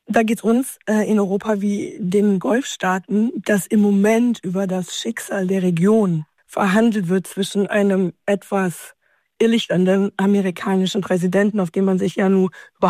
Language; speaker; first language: German; native; German